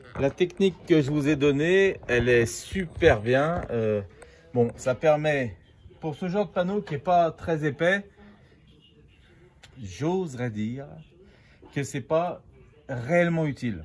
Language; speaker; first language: French; native; French